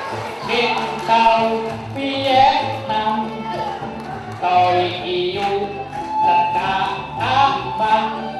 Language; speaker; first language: Vietnamese; non-native, learner; Sundanese